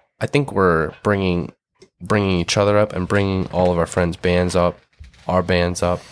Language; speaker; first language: English; native; English